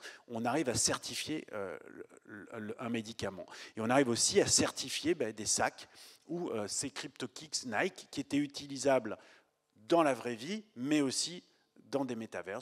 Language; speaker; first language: French; native; French